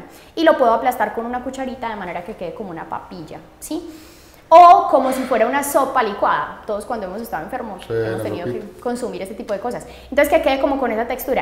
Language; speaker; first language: Spanish; native; Spanish